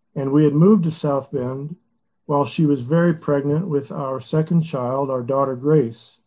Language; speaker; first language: English; native; English